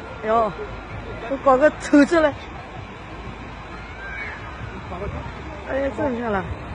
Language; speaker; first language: Chinese; native; Chinese